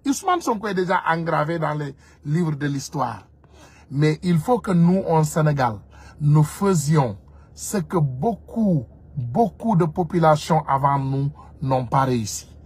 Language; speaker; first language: French; non-native, local second language; Wolof